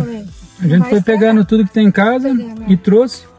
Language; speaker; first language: Portuguese; native; Portuguese